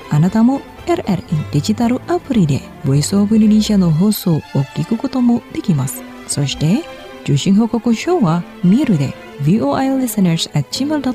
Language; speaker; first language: Japanese; non-native, fluent; Indonesian